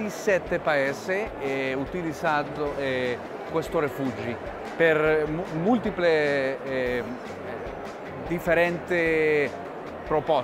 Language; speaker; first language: Italian; non-native, learner; Spanish